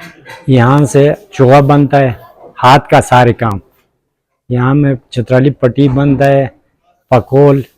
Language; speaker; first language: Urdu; non-native, local second language; Khowar